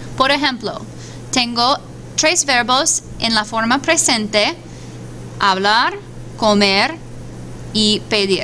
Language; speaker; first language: Spanish; non-native, fluent; English